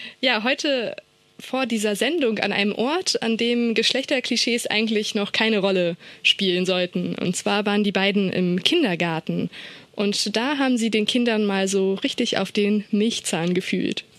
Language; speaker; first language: German; native; German